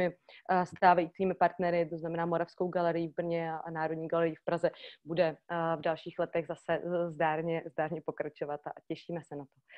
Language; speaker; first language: Czech; native; Czech